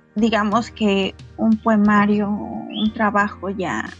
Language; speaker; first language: Spanish; non-native, local second language; Nahuatl languages